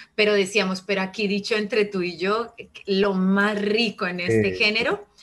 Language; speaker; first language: Spanish; early bilingual, heritage; Italian